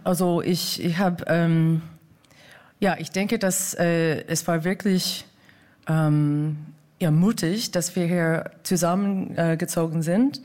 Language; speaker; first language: German; non-native, fluent; English